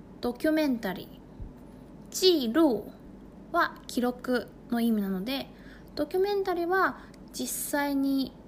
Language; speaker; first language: Japanese; non-native, fluent; Chinese